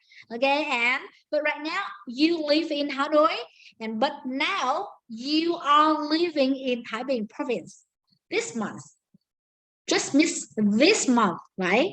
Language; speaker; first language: English; non-native, learner; Vietnamese